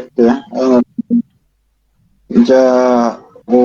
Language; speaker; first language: Arabic; non-native, learner; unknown